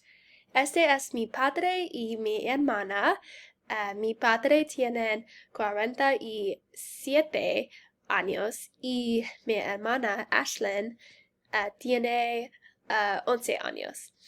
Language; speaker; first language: Spanish; non-native, learner; English